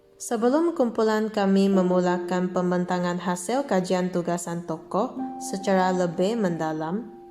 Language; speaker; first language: Malay; non-native, local second language; Chinese